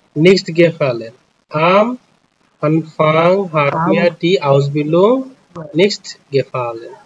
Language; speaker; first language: German; non-native, learner; Bangla